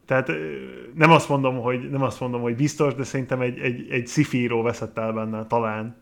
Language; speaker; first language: Hungarian; non-native, fluent; English